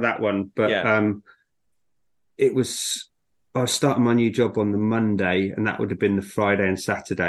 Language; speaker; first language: English; native; English